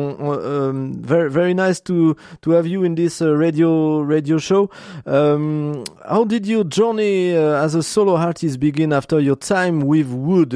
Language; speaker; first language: English; non-native, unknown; French